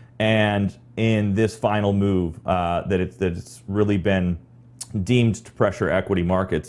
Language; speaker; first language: English; native; English